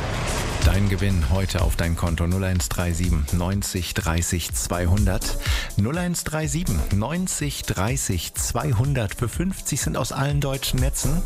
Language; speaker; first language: German; native; German